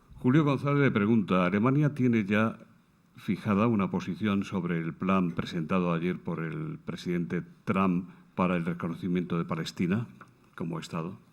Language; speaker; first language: Spanish; native; Spanish